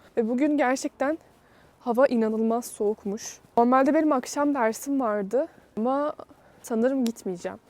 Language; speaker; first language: Turkish; native; Turkish